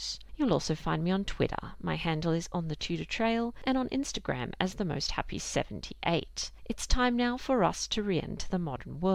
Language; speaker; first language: English; native; English